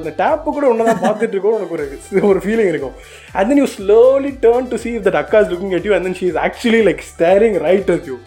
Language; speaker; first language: English; non-native, local second language; Tamil